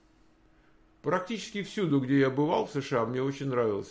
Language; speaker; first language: Russian; native; Russian